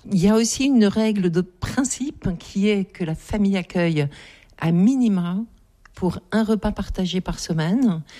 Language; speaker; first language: French; native; French